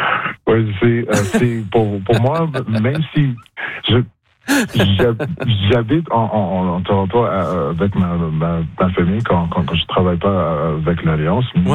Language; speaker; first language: French; non-native, local second language; English